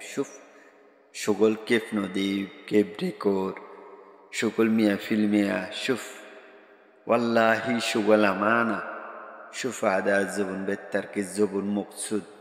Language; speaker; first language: Arabic; non-native, learner; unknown